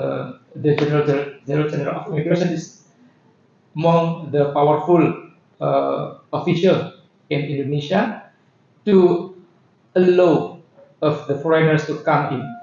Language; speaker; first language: English; non-native, fluent; Indonesian